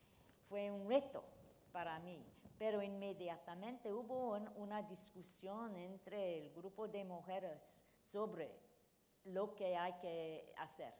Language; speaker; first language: Spanish; non-native, fluent; English